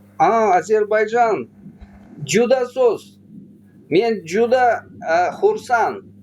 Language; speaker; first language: Uzbek; non-native, learner; Tatar